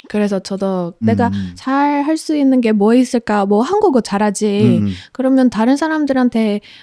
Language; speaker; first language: Korean; non-native, fluent; Polish